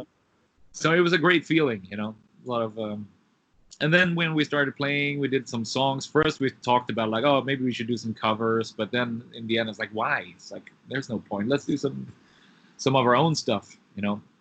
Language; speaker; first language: English; non-native, fluent; Swedish